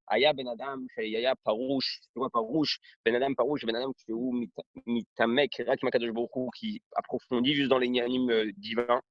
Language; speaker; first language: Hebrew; non-native, fluent; French